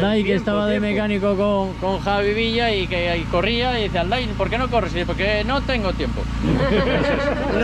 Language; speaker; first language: Spanish; native; Spanish